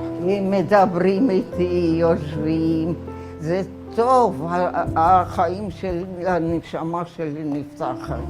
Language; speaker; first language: Hebrew; non-native, fluent; Romanian